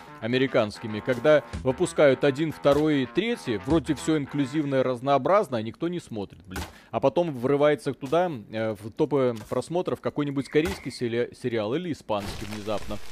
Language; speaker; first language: Russian; native; Russian